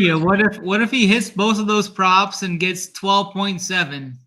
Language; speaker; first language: English; native; English